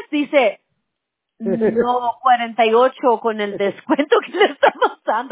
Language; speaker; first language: Spanish; early bilingual, heritage; Spanish